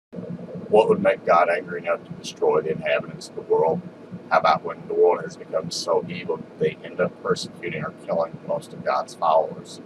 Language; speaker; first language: English; native; English